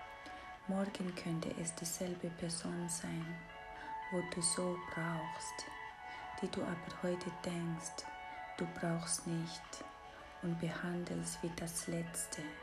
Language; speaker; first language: German; non-native, fluent; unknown